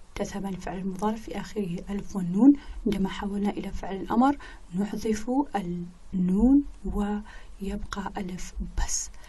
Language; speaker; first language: Arabic; non-native, local second language; Kurdish